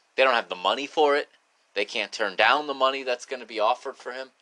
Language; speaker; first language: English; early bilingual, other home language; Portuguese